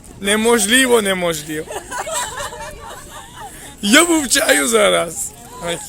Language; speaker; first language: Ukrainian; non-native, learner; Turkish